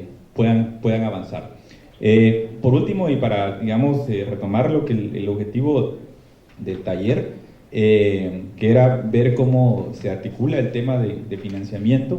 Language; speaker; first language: Spanish; native; Spanish